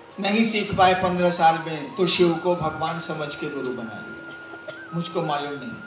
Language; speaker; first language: Hindi; native; Hindi